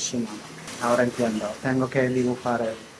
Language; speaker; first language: Spanish; non-native, learner; English